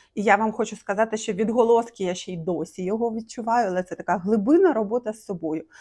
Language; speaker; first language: Ukrainian; non-native, local second language; Russian